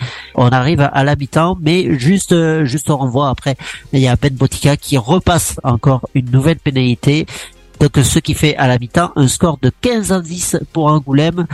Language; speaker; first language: French; native; French